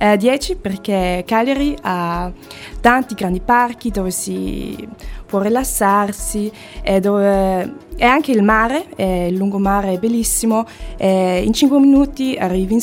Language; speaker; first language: Italian; non-native, fluent; German